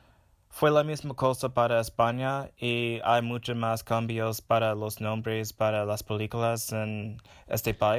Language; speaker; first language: Spanish; non-native, fluent; English